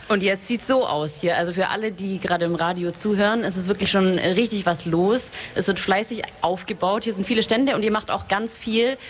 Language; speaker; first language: German; native; German